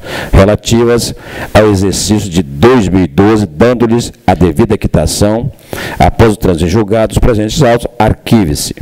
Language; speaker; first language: Portuguese; native; Portuguese